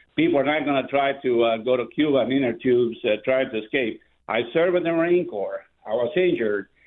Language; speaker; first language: English; non-native, fluent; Spanish